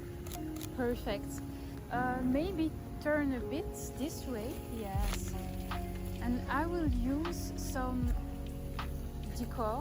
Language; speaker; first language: English; non-native, fluent; French